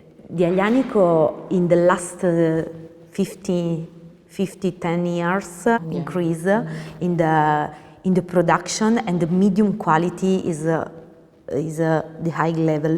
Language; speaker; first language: English; non-native, learner; Italian